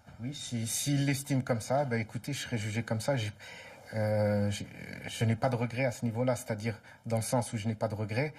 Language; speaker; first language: French; native; French